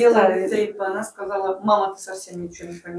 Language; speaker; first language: Russian; native; Russian